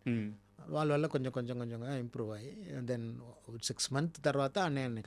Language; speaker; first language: Telugu; non-native, fluent; Tamil